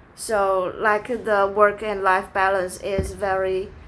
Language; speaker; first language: English; non-native, fluent; Chinese